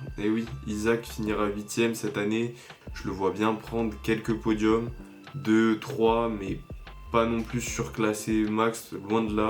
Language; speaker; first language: French; native; French